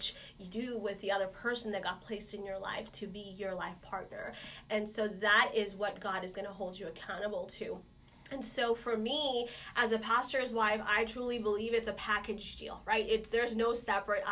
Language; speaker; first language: English; non-native, local second language; Malayalam